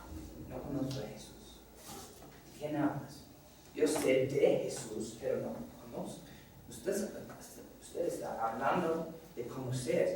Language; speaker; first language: Spanish; non-native, fluent; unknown